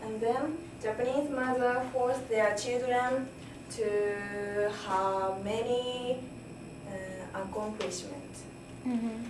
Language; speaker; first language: English; non-native, learner; Japanese